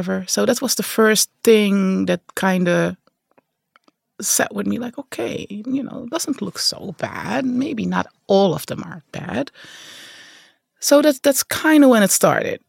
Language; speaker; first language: English; non-native, fluent; Dutch